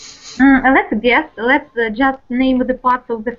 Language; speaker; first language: English; non-native, fluent; Russian